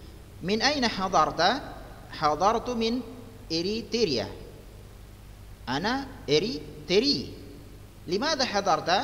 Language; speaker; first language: Arabic; non-native, fluent; Indonesian